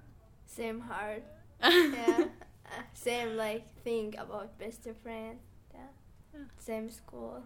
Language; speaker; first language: English; non-native, learner; Arabic